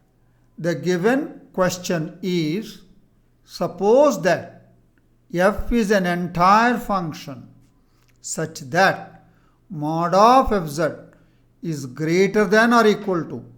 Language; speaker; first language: English; non-native, local second language; Telugu